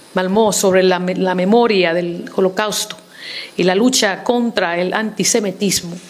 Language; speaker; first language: Spanish; early bilingual, heritage; Spanish